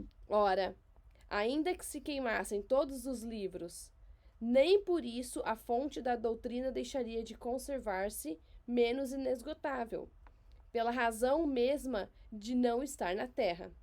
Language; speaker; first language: Portuguese; native; Portuguese